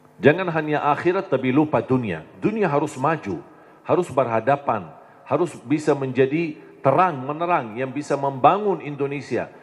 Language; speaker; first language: Indonesian; non-native, fluent; Arabic